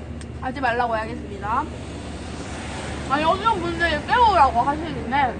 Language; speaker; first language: Korean; native; Korean